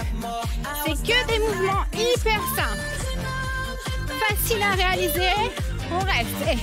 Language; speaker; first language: French; native; French